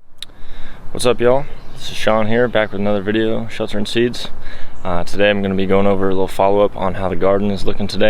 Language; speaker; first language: English; native; English